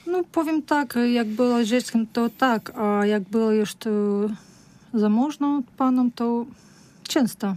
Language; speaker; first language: Polish; non-native, learner; Russian